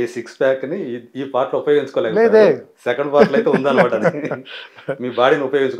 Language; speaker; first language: Telugu; native; Telugu